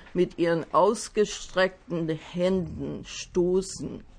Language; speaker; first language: German; non-native, fluent; English